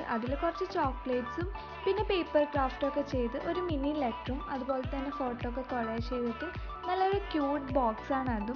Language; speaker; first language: Malayalam; native; Malayalam